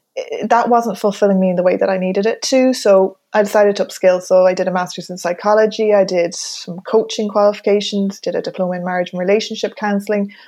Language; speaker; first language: English; native; English